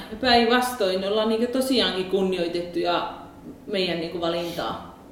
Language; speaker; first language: Finnish; early bilingual, heritage; Finnish